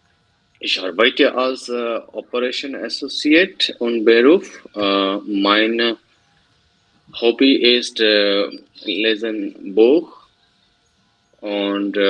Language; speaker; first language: German; non-native, learner; Bangla